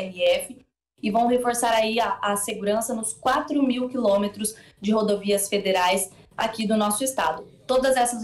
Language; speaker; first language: Portuguese; native; Portuguese